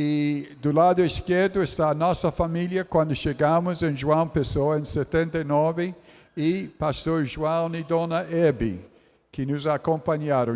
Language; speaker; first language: Portuguese; non-native, fluent; English